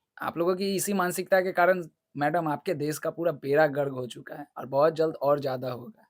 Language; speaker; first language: Hindi; non-native, local second language; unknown